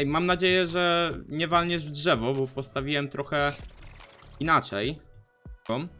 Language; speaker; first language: Polish; native; Polish